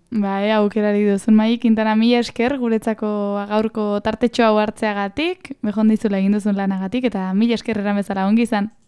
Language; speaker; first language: Basque; native; Basque